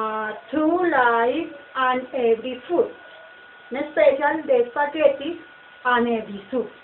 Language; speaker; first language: English; non-native, learner; Spanish